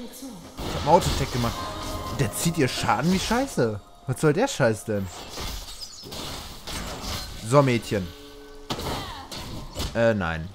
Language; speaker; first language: German; native; German